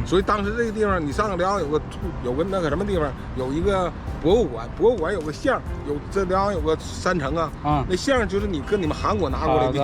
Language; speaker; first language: Chinese; native; Chinese